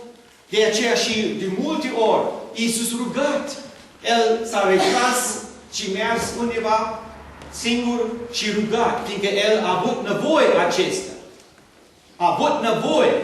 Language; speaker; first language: Romanian; non-native, learner; English